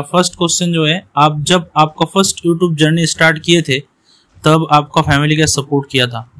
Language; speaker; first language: Hindi; non-native, local second language; Bangla